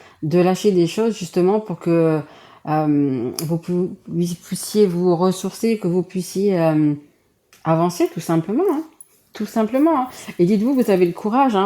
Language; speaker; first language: French; native; French